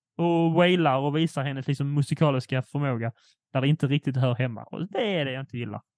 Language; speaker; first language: Swedish; early bilingual, other home language; Polish